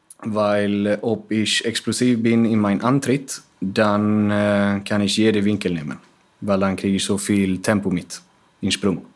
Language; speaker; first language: German; non-native, fluent; Swedish